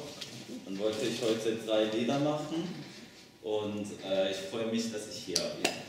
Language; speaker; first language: German; non-native, learner; Persian